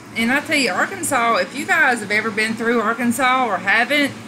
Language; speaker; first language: English; native; English